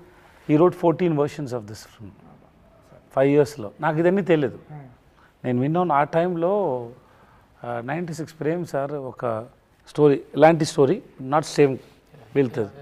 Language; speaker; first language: Telugu; non-native, learner; Tamil